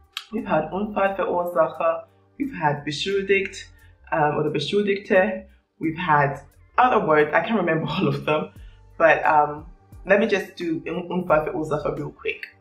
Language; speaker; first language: English; non-native, local second language; Akan